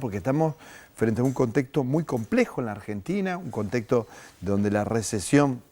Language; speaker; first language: Spanish; native; Spanish